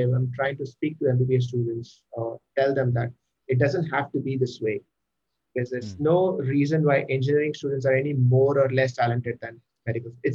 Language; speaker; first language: English; non-native, local second language; Malayalam